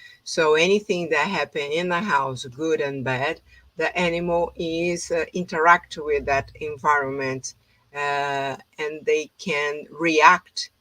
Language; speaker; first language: English; non-native, fluent; Portuguese